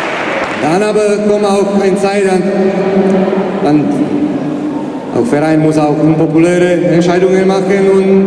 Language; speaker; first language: German; non-native, fluent; Slovak